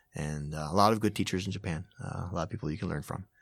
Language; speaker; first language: English; native; English